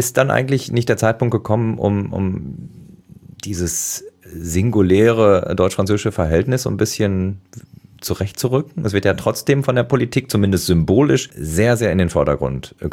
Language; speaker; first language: German; native; German